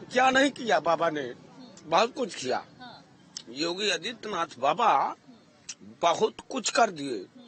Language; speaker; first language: Hindi; native; Hindi